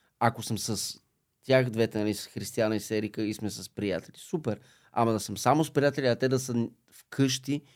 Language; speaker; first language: Bulgarian; native; Bulgarian